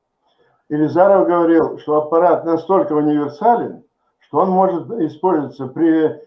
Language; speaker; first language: Russian; native; Russian